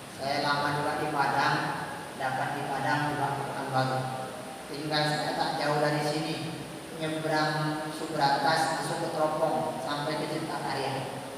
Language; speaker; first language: Indonesian; native; Indonesian